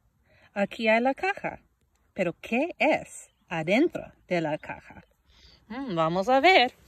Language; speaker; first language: Spanish; non-native, fluent; English